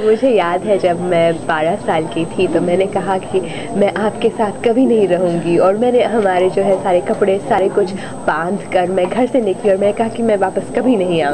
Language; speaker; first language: Hindi; native; Hindi